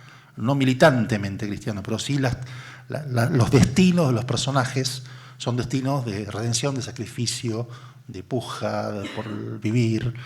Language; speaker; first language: Spanish; native; Spanish